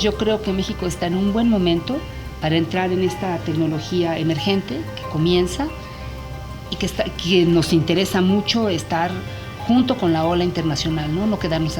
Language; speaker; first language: Spanish; native; Spanish